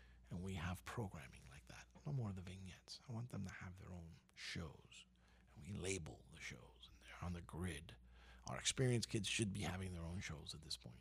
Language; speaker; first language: English; early bilingual, other home language; Spanish